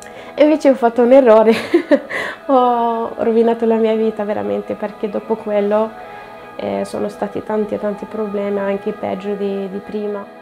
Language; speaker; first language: Italian; non-native, fluent; Arabic